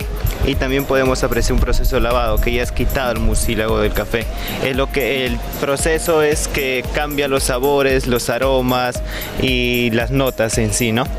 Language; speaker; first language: Spanish; native; Spanish